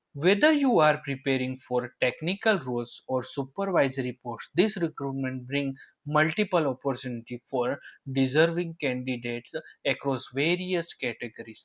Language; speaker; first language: English; non-native, local second language; Gujarati